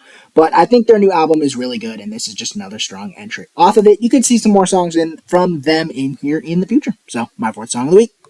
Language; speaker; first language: English; native; English